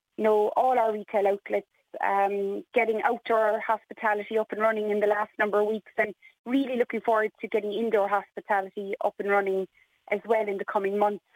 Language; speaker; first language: English; native; English